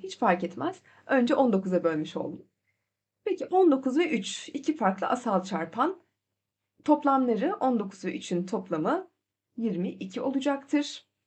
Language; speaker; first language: Turkish; native; Turkish